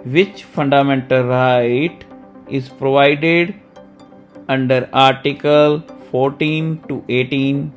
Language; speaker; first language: English; non-native, local second language; Punjabi